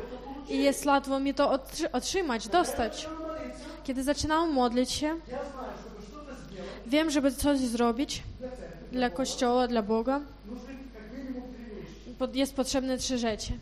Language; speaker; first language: Polish; non-native, fluent; Ukrainian